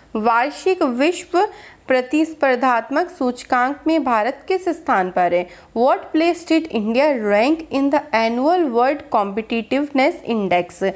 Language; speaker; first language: Hindi; native; Hindi